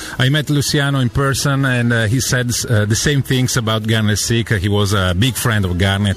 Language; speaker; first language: English; non-native, fluent; Italian